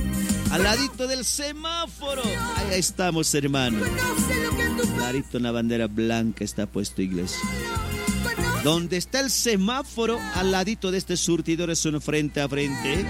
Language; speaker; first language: Spanish; non-native, local second language; Aymara